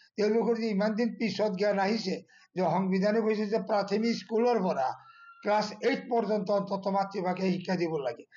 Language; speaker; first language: Assamese; non-native, local second language; Bangla